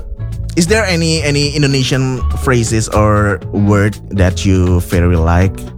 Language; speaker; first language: English; non-native, fluent; Indonesian